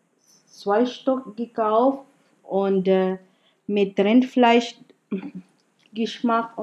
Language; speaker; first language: German; non-native, learner; Filipino